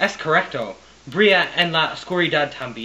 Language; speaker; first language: Spanish; non-native, learner; English